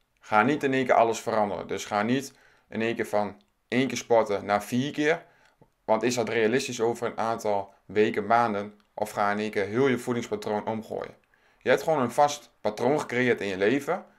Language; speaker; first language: Dutch; native; Dutch